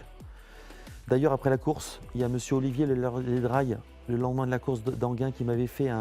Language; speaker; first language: French; native; French